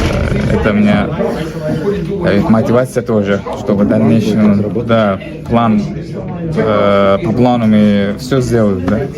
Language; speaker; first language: Russian; non-native, fluent; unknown